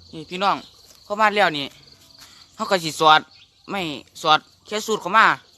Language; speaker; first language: Thai; native; Thai